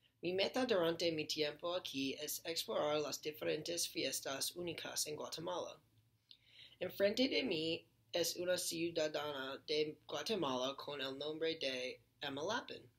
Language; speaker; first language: Spanish; non-native, learner; English